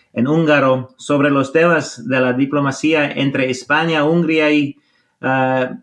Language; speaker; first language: Spanish; non-native, fluent; English